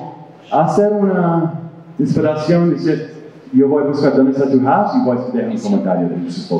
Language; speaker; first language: Spanish; non-native, fluent; English